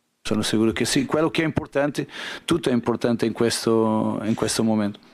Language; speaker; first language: Italian; non-native, learner; Portuguese